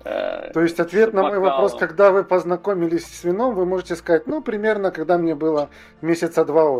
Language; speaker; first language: Russian; native; Russian